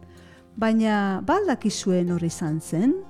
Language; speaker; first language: Basque; native; Basque